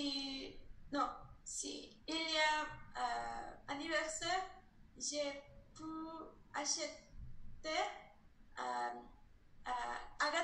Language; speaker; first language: French; non-native, learner; Spanish